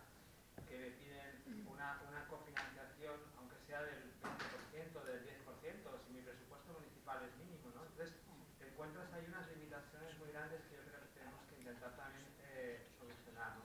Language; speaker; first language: Spanish; native; Spanish